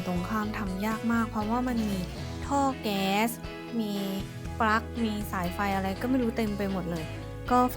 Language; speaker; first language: Thai; native; Thai